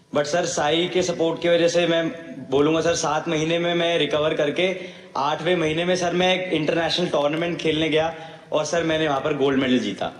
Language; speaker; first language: Hindi; native; Hindi